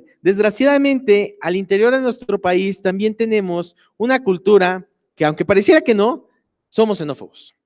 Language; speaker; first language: Spanish; native; Spanish